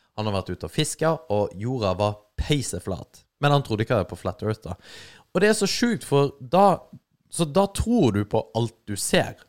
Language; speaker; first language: Norwegian; native; Norwegian